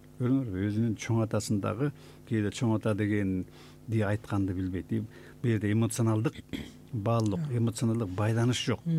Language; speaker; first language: Kyrgyz; native; Kyrgyz